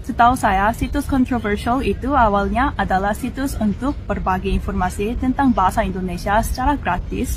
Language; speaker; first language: Indonesian; non-native, fluent; Korean